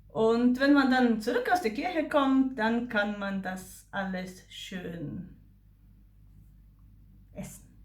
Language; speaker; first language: German; non-native, fluent; Slovenian